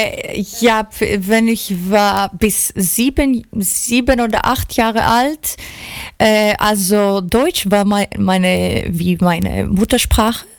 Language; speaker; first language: German; early bilingual, other home language; Greek